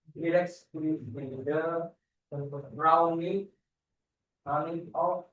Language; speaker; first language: English; non-native, learner; Indonesian